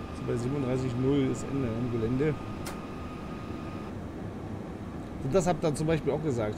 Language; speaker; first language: German; native; German